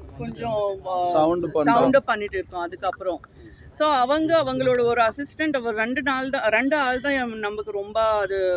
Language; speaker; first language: Tamil; non-native, learner; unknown